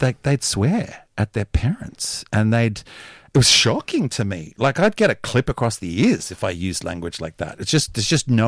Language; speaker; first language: English; native; English